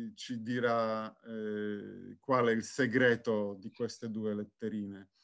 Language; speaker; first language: Italian; non-native, fluent; Polish